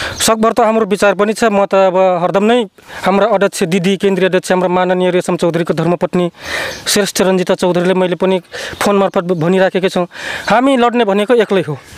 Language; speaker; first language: Nepali; non-native, local second language; Rana Tharu